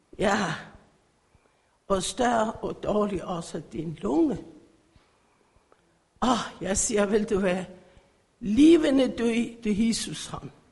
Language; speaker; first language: Danish; non-native, learner; Persian